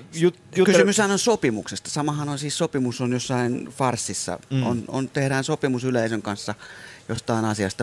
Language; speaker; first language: Finnish; native; Finnish